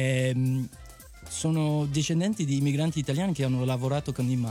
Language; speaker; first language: Italian; native; Italian